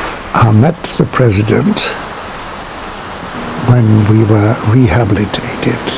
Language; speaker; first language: English; non-native, fluent; Czech